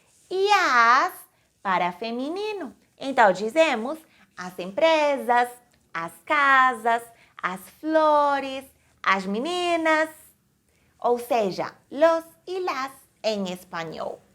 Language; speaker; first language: Portuguese; non-native, fluent; Spanish